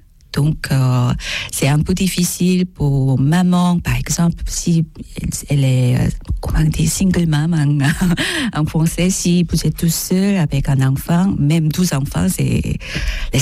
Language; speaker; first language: French; non-native, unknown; Korean